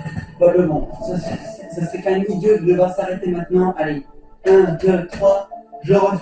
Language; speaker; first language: French; native; French